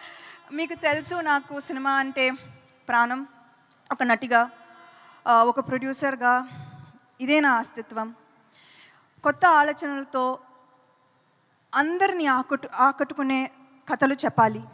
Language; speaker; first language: Telugu; non-native, fluent; Tamil